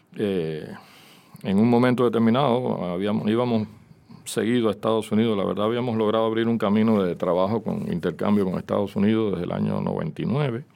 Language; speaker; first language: Spanish; native; Spanish